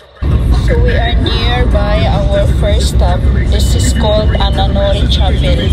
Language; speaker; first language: English; non-native, local second language; Filipino